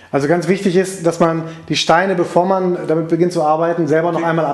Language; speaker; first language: German; native; German